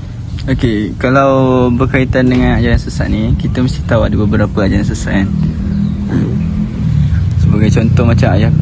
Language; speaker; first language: Malay; native; Malay